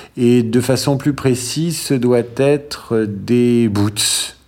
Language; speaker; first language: French; native; French